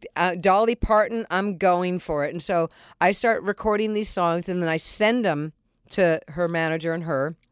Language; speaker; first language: English; native; English